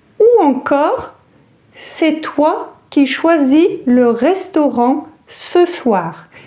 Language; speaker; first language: French; native; French